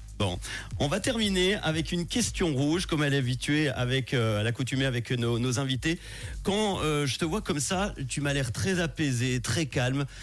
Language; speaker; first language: French; native; French